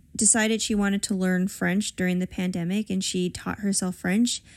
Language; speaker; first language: English; native; English